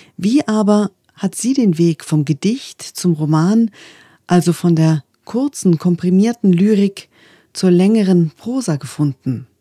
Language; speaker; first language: German; native; German